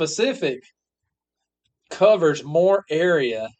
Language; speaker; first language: English; native; English